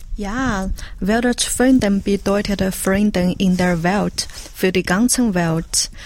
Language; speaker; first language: German; non-native, learner; Chinese